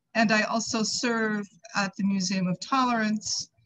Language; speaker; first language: English; native; English